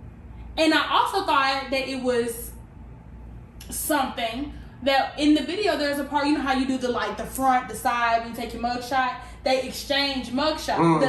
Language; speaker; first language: English; native; English